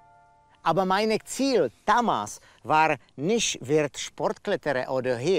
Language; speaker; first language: German; non-native, learner; Czech